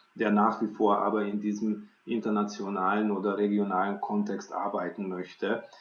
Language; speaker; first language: German; non-native, fluent; Hungarian